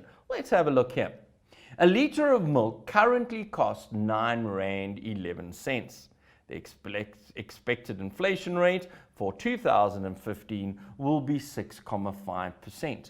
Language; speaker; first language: English; native; English